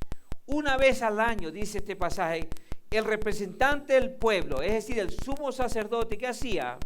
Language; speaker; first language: Spanish; native; Spanish